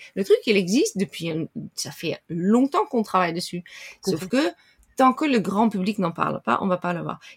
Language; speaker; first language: French; non-native, fluent; Dutch